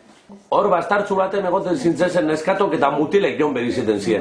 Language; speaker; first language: Basque; native; Basque